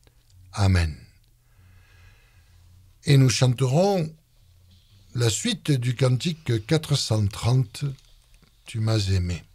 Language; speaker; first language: French; native; French